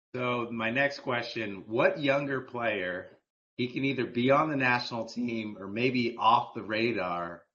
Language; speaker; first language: English; native; English